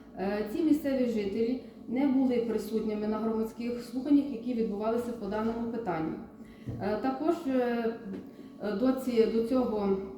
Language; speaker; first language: Ukrainian; native; Ukrainian